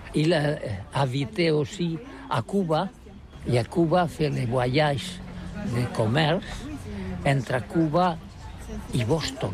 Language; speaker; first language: French; non-native, learner; Catalan